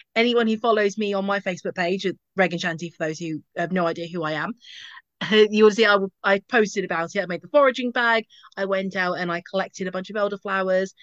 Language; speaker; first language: English; native; English